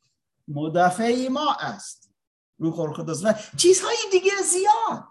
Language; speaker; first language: Persian; non-native, learner; English